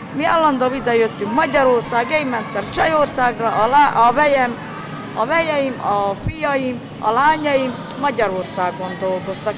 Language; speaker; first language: Hungarian; native; Hungarian